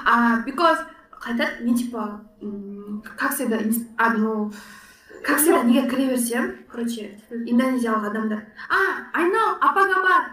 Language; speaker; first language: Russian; non-native, local second language; Kazakh